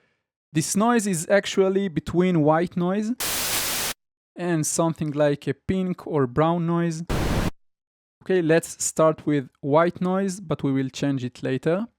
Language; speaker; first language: English; non-native, fluent; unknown